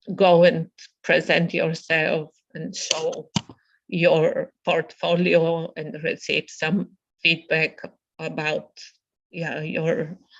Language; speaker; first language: English; non-native, fluent; Bulgarian